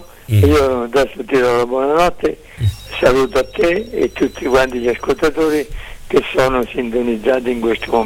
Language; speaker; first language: Italian; native; Italian